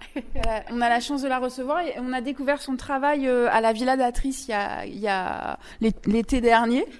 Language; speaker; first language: French; native; French